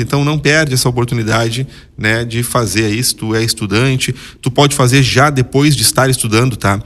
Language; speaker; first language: Portuguese; native; Portuguese